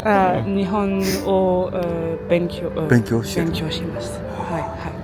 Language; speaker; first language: Japanese; non-native, learner; French